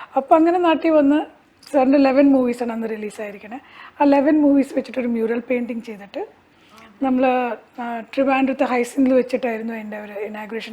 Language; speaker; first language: Malayalam; early bilingual, heritage; Malayalam